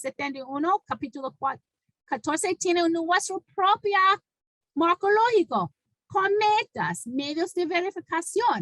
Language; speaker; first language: Spanish; non-native, fluent; English